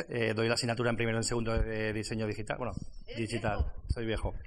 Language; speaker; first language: Spanish; non-native, fluent; French